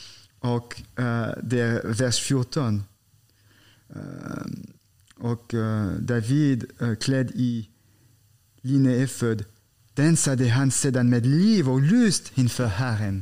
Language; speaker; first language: Swedish; non-native, fluent; French